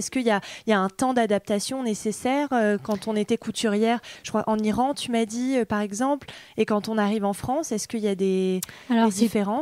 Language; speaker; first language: French; native; French